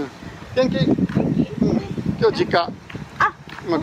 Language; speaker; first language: Japanese; non-native, fluent; English